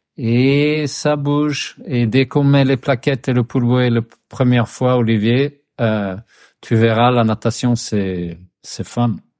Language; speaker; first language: French; non-native, fluent; Swedish